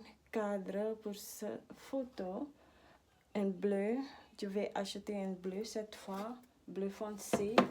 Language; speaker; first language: French; non-native, learner; Dutch